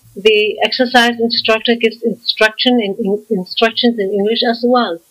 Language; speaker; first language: English; non-native, fluent; German